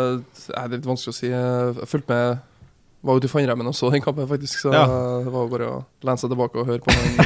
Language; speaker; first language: Norwegian; native; Norwegian